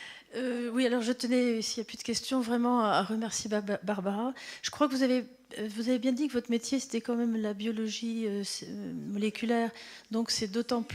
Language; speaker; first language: French; native; French